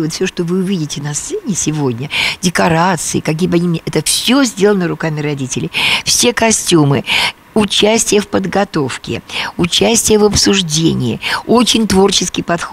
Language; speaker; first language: Russian; native; Russian